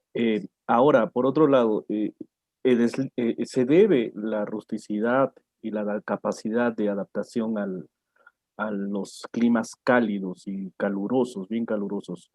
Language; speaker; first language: Spanish; native; Spanish